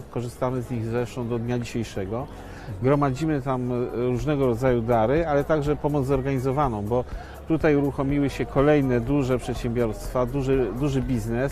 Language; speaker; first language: Polish; native; Polish